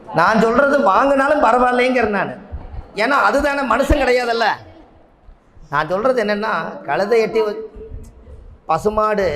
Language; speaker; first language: Tamil; native; Tamil